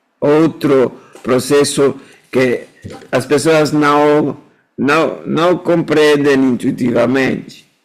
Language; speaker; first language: Portuguese; non-native, fluent; Spanish